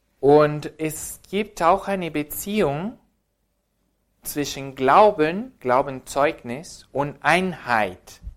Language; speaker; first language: German; non-native, fluent; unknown